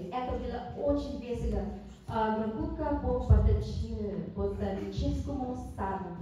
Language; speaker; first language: Russian; non-native, learner; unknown